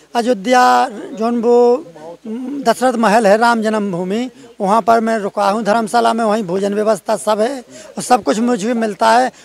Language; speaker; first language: Hindi; native; Hindi